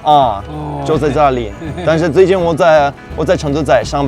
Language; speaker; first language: Chinese; non-native, learner; English